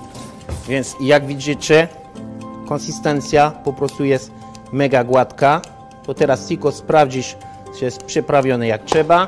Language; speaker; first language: Polish; non-native, learner; French